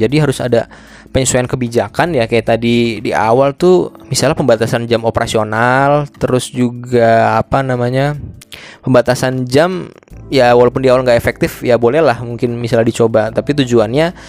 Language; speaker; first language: Indonesian; native; Indonesian